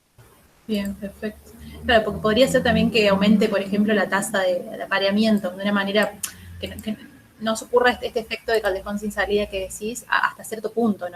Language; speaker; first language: Spanish; native; Spanish